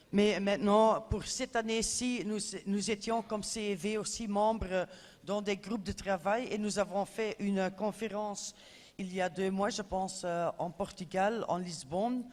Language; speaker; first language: French; non-native, fluent; Dutch